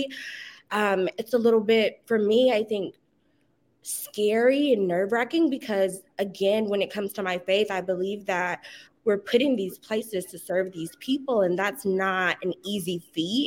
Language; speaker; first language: English; native; English